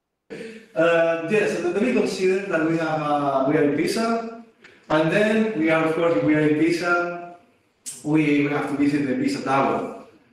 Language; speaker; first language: English; non-native, fluent; Spanish